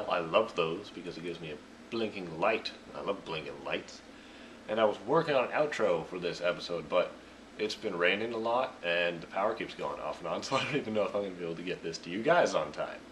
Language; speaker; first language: English; native; English